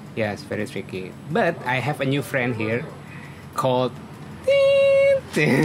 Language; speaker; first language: English; non-native, learner; Indonesian